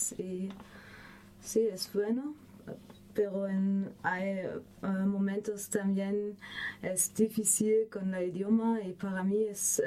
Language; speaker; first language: Spanish; non-native, learner; German